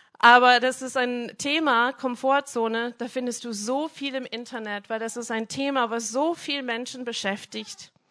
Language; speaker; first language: German; non-native, fluent; English